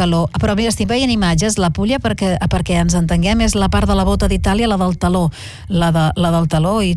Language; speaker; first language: Catalan; native; Catalan